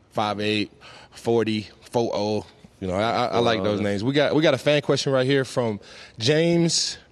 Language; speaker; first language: English; native; English